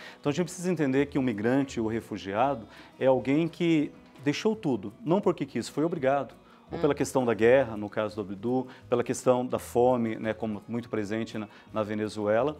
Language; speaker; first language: Portuguese; native; Portuguese